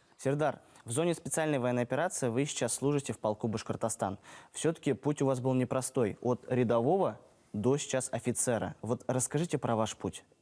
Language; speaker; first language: Russian; native; Russian